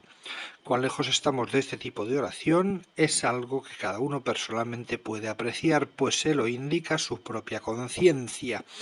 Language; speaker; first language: Spanish; native; Spanish